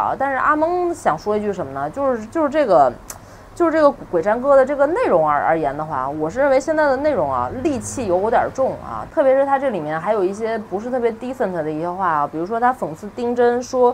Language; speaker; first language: Chinese; native; Chinese